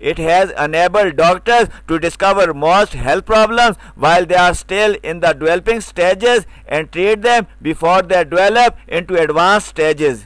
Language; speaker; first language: English; non-native, local second language; Urdu